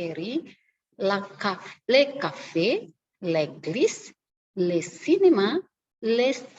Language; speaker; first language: French; non-native, learner; Indonesian